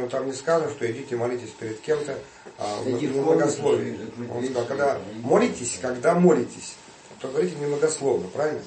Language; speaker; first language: Russian; native; Russian